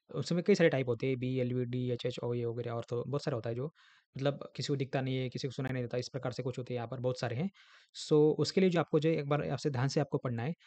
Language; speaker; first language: Hindi; non-native, local second language; Marathi